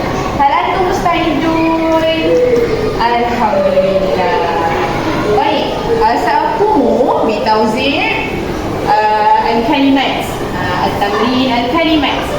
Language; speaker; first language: Arabic; non-native, learner; Malay